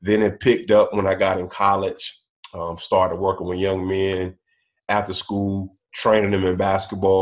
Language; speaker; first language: English; native; English